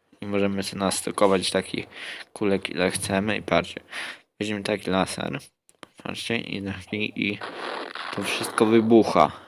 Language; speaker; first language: Polish; native; Polish